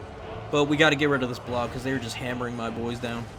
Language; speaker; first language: English; native; English